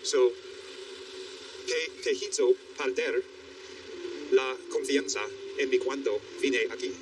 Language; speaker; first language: Spanish; non-native, learner; English